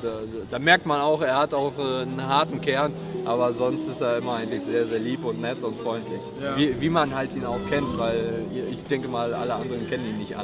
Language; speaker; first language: German; native; German